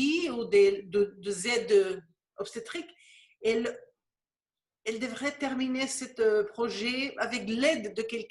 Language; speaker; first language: French; non-native, fluent; Spanish